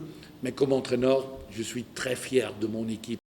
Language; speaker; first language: French; non-native, learner; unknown